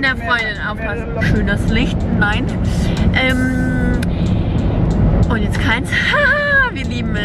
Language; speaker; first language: German; early bilingual, heritage; German